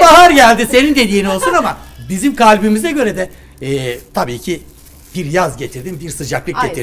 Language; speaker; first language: Turkish; native; Turkish